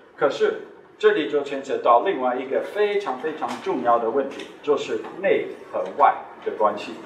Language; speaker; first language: Chinese; non-native, fluent; English